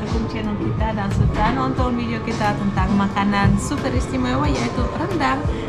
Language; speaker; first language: Indonesian; non-native, fluent; Russian